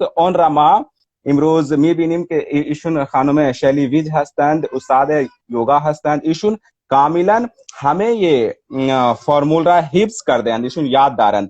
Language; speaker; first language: Persian; non-native, fluent; Hindi